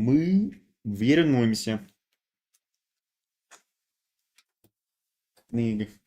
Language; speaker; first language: Russian; non-native, learner; English